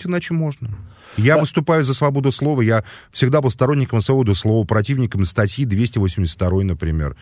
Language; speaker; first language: Russian; native; Russian